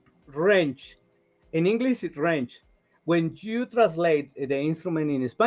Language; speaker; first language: English; non-native, learner; Spanish